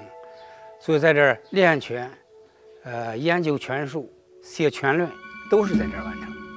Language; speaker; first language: Chinese; native; Chinese